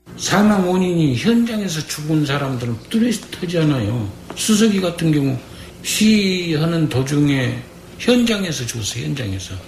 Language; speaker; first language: Korean; native; Korean